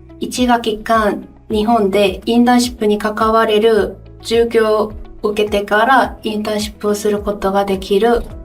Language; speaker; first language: Japanese; non-native, fluent; Korean